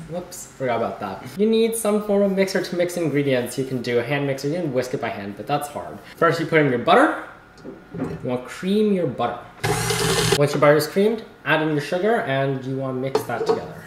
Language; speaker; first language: English; native; English